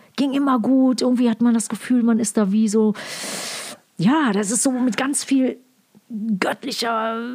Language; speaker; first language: German; native; German